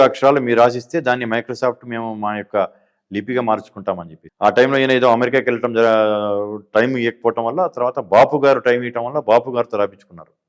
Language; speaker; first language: Telugu; native; Telugu